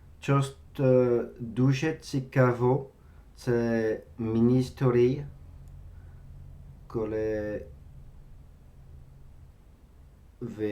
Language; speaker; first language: Polish; non-native, learner; French